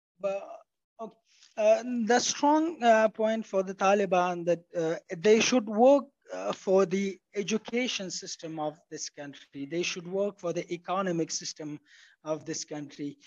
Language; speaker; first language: English; non-native, fluent; Pashto